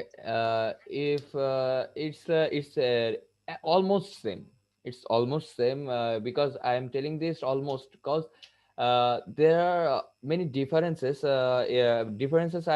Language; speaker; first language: English; non-native, local second language; Bangla